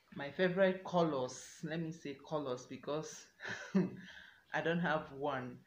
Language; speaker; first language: English; non-native, local second language; Igbo